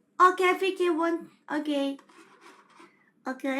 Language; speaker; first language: English; non-native, learner; Korean